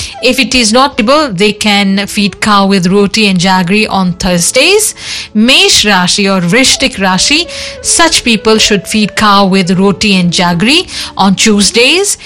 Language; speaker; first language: English; non-native, local second language; Morisyen